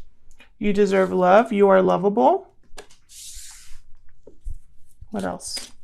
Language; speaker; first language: English; native; English